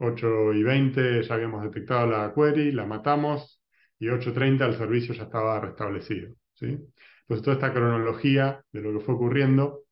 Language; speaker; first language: Spanish; native; Spanish